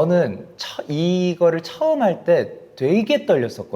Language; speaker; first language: Korean; native; Korean